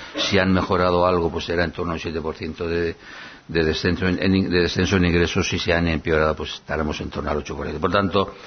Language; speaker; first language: Spanish; non-native, local second language; Basque